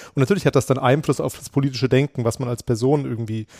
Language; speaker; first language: German; native; German